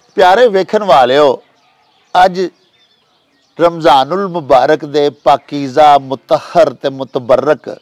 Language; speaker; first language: Urdu; non-native, local second language; Punjabi